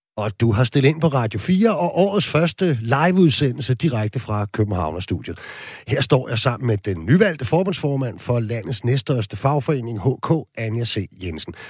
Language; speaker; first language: Danish; native; Danish